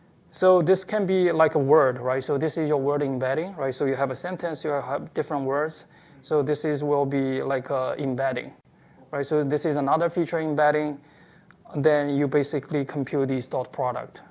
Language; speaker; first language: English; non-native, fluent; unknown